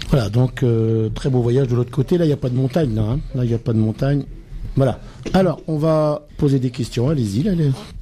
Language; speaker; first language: French; native; French